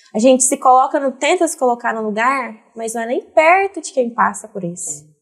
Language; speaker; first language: Portuguese; native; Portuguese